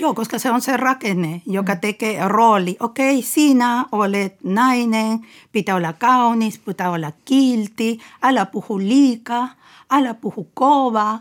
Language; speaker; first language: Finnish; non-native, fluent; Spanish